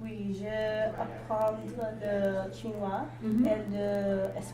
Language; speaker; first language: French; non-native, learner; English